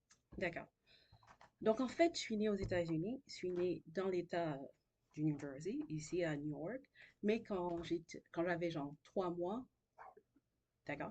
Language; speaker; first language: French; non-native, local second language; Haitian Creole